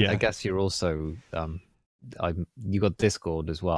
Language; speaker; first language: English; native; English